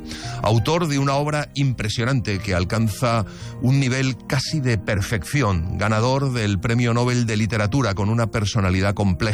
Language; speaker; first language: Spanish; native; Spanish